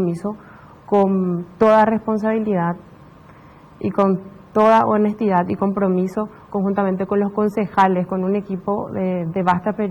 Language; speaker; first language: Spanish; native; Spanish